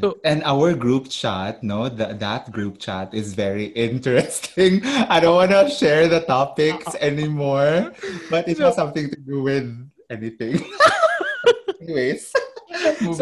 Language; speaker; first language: English; non-native, local second language; Cebuano